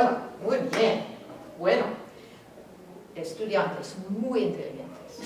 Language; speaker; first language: Spanish; non-native, fluent; English